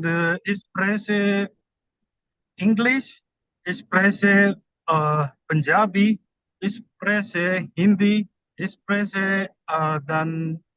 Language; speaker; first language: German; non-native, learner; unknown